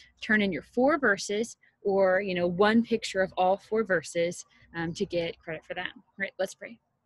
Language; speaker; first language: English; native; English